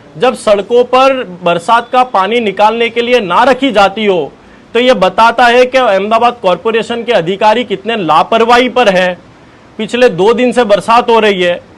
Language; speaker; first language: Hindi; non-native, local second language; Gujarati